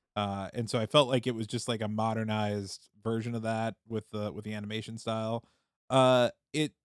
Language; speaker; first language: English; native; English